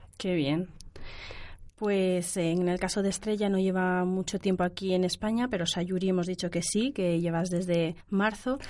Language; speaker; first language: Spanish; native; Spanish